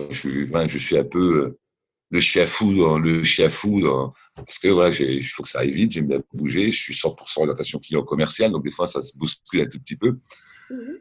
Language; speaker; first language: French; native; French